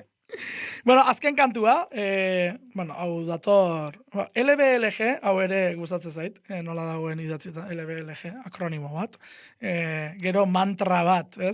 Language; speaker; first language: Basque; native; Basque